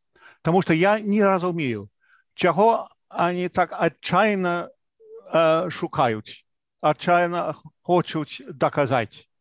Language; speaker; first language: Belarusian; non-native, fluent; English